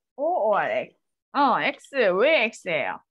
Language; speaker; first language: Korean; native; Korean